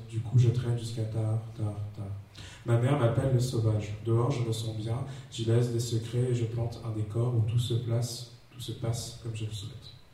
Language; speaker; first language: French; native; French